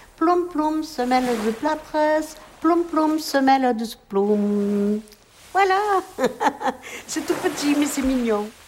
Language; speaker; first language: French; native; French